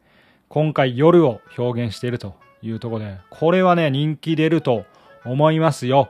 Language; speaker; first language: Japanese; native; Japanese